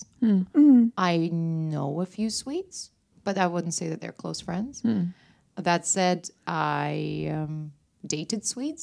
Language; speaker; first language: English; non-native, fluent; Russian